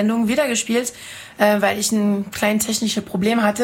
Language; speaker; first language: German; non-native, fluent; French